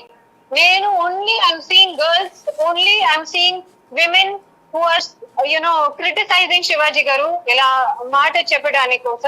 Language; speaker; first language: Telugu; non-native, learner; Hindi